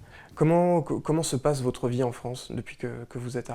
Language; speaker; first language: French; native; French